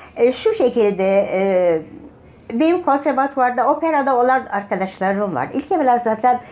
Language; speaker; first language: Turkish; native; Turkish